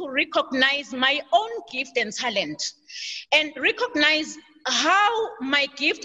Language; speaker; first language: English; non-native, local second language; Zulu